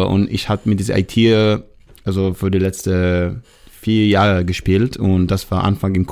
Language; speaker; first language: German; non-native, learner; Hebrew